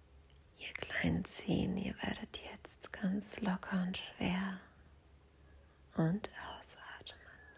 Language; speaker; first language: German; native; German